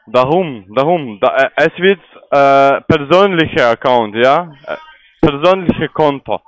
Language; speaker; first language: German; non-native, learner; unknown